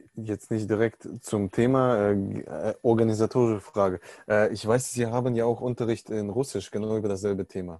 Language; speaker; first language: German; native; German